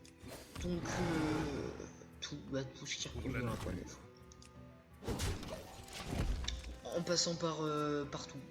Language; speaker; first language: French; native; French